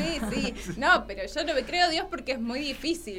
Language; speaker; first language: Spanish; native; Spanish